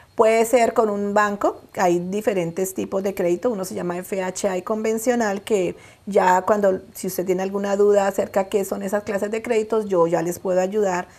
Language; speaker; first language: Spanish; native; Spanish